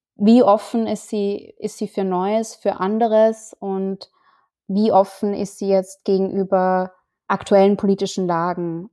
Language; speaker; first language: German; native; German